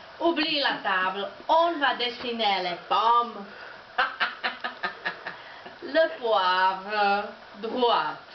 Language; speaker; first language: French; non-native, learner; Czech